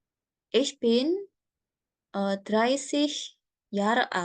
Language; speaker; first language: German; non-native, fluent; Indonesian